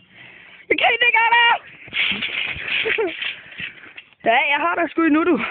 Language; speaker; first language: Danish; native; Danish